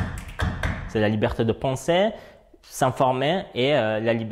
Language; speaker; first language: French; non-native, fluent; Persian